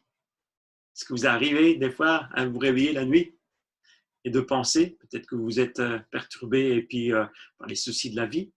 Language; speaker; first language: French; native; French